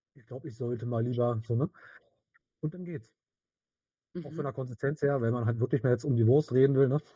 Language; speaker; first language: German; native; German